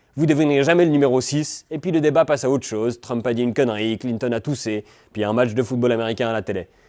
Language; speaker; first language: French; native; French